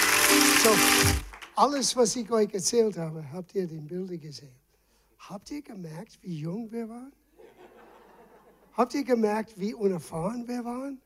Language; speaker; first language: German; non-native, fluent; English